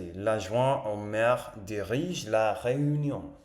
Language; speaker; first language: French; non-native, learner; English